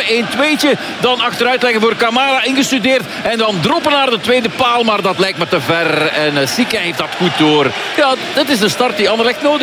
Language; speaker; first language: Dutch; native; Dutch